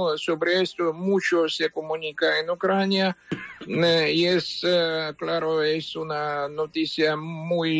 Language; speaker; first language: Spanish; non-native, fluent; Ukrainian